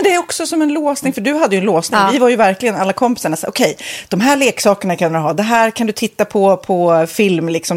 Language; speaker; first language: Swedish; native; Swedish